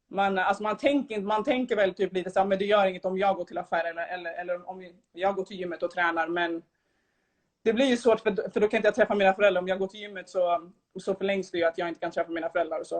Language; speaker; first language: Swedish; early bilingual, other home language; Somali